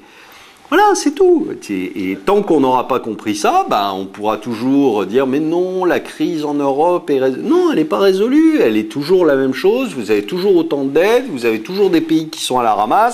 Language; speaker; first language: French; native; French